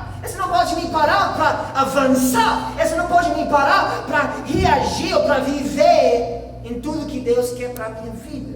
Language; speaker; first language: Portuguese; non-native, fluent; English